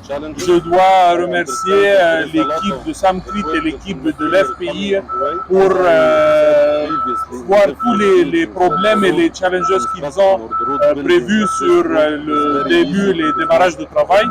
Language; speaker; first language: French; non-native, learner; Arabic